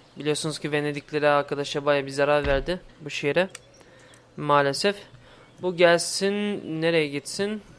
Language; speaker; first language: Turkish; early bilingual, heritage; Turkish